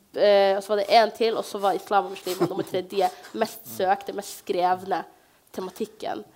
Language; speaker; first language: Norwegian; early bilingual, other home language; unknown